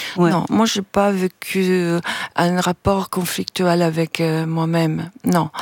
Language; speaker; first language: French; non-native, fluent; Italian